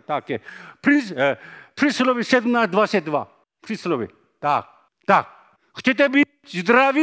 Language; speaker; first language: Czech; non-native, fluent; Korean